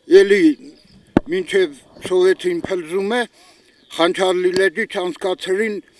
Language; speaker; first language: Armenian; native; Armenian